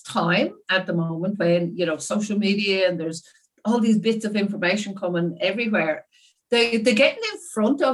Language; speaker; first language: English; native; English